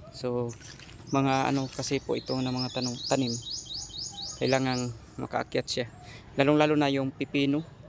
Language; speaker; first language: Filipino; non-native, local second language; Cebuano